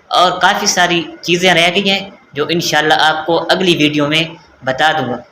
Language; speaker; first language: Urdu; non-native, local second language; Baluchi